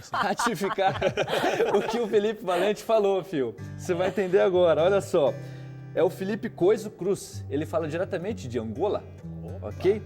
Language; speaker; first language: Portuguese; native; Portuguese